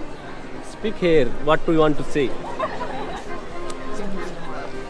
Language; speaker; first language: English; non-native, learner; Hindi